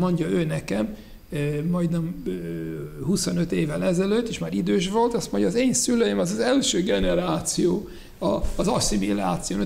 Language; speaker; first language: Hungarian; non-native, fluent; English